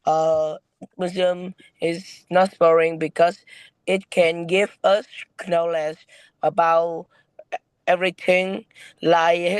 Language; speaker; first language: English; non-native, learner; Vietnamese